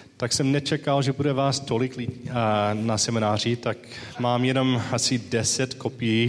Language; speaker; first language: Czech; non-native, learner; English